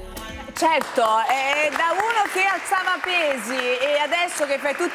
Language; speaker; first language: Italian; native; Italian